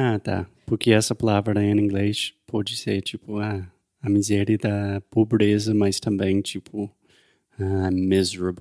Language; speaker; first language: Portuguese; non-native, fluent; English